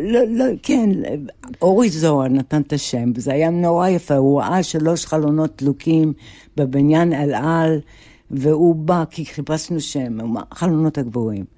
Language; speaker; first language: Hebrew; non-native, fluent; English